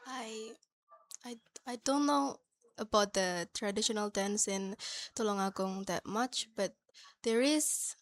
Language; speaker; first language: English; non-native, learner; Indonesian